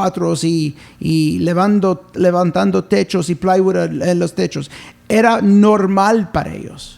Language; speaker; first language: Spanish; early bilingual, heritage; English